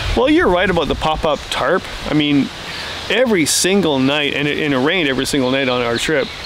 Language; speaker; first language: English; native; English